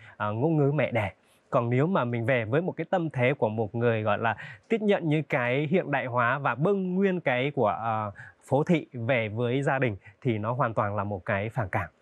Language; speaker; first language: Vietnamese; non-native, local second language; Hmong